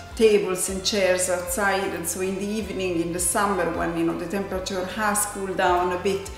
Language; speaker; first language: English; non-native, fluent; Italian